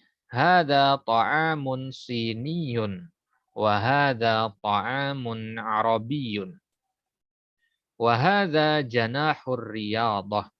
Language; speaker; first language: Arabic; non-native, fluent; Indonesian